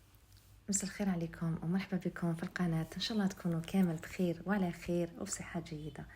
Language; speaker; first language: Arabic; native; Arabic